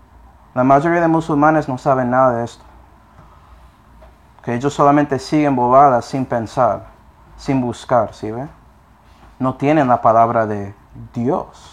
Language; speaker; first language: Spanish; non-native, fluent; English